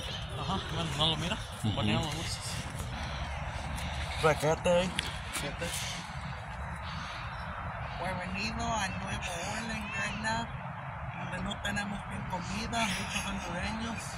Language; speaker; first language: Spanish; early bilingual, heritage; Spanish